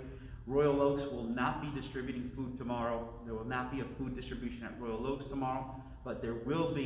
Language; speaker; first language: English; early bilingual, other home language; Spanish